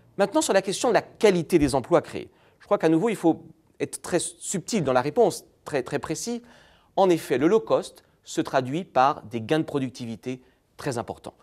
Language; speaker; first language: French; native; French